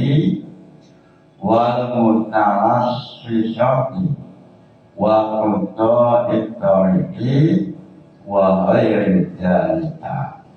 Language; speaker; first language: Arabic; non-native, fluent; Javanese